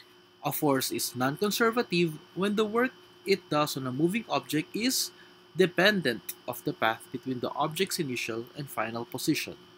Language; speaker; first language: English; non-native, local second language; Filipino